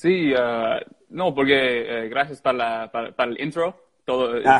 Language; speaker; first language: Spanish; early bilingual, heritage; Spanish